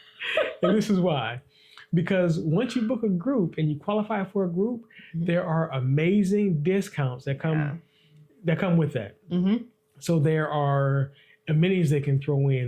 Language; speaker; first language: English; native; English